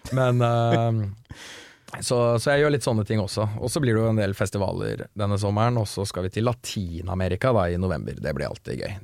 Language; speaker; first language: Norwegian; native; Norwegian